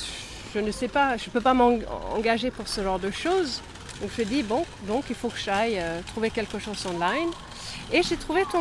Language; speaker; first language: French; non-native, fluent; Swedish